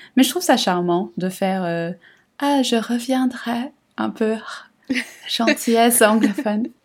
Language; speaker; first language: French; non-native, fluent; English